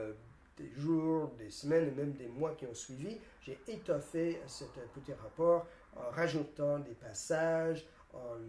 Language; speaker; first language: French; non-native, fluent; English